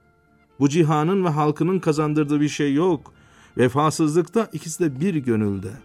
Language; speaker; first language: Turkish; native; Turkish